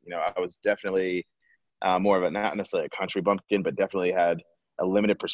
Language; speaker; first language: English; native; English